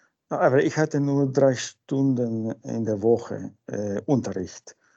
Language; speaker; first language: German; non-native, fluent; Spanish